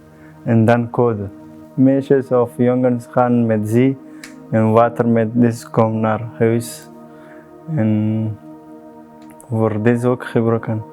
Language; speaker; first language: Dutch; non-native, learner; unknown